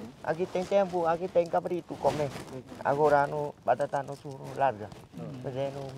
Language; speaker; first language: Portuguese; non-native, learner; Vietnamese